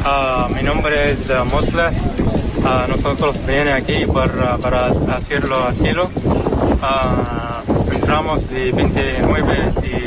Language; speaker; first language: Spanish; non-native, learner; Arabic